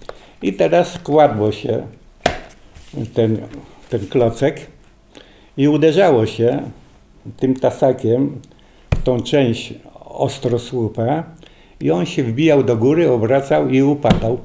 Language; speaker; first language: Polish; native; Polish